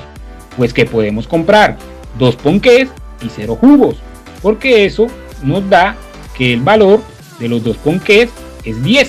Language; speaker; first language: Spanish; native; Spanish